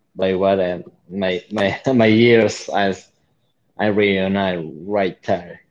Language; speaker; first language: English; non-native, learner; Spanish